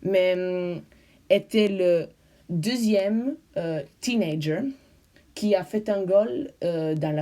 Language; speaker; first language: French; non-native, learner; English